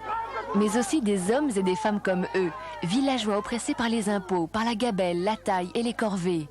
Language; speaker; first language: French; native; French